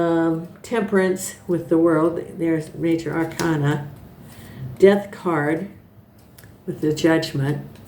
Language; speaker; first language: English; native; English